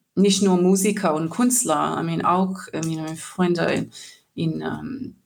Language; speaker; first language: German; non-native, learner; English